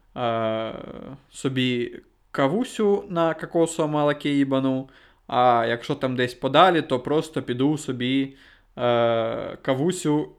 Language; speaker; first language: Ukrainian; non-native, local second language; Russian